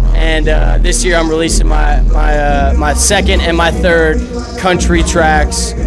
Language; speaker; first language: English; native; English